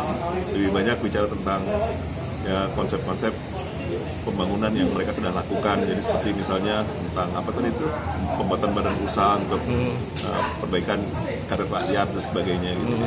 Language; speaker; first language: Indonesian; native; Indonesian